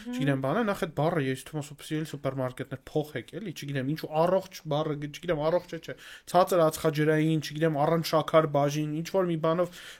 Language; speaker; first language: Armenian; native; Armenian